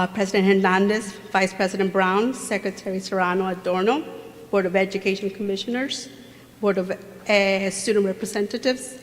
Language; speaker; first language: English; early bilingual, other home language; Spanish